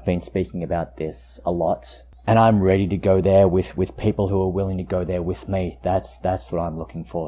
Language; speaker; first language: English; native; English